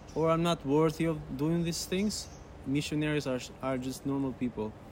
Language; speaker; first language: English; non-native, fluent; Albanian